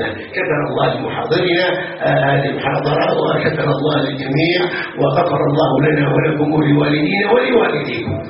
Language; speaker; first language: Arabic; native; Arabic